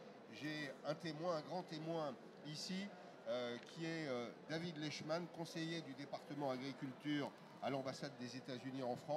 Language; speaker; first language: French; native; French